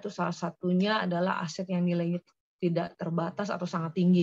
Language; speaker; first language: Indonesian; native; Indonesian